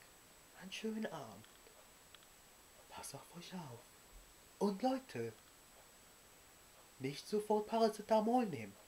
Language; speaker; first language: German; early bilingual, other home language; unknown